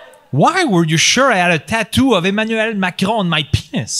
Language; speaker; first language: English; non-native, fluent; French